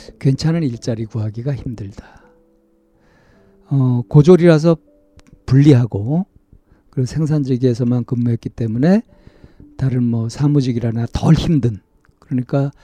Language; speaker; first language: Korean; native; Korean